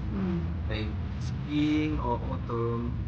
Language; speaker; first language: English; non-native, learner; Japanese